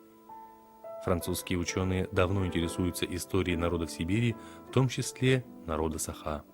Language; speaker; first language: Russian; native; Russian